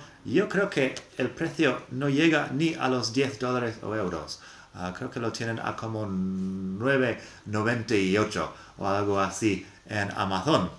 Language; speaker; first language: Spanish; non-native, fluent; English